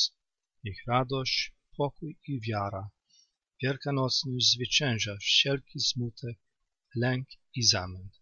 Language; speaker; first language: Polish; native; Polish